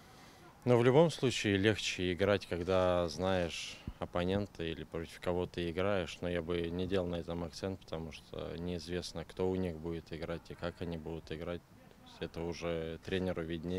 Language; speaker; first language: Russian; native; Russian